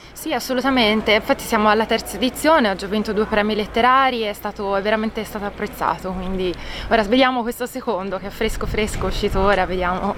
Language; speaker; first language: Italian; native; Italian